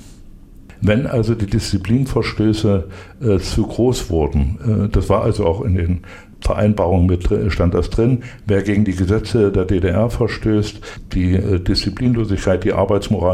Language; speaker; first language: German; native; German